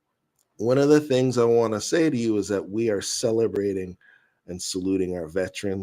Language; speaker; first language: English; native; English